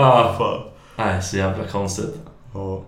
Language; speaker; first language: Swedish; native; Swedish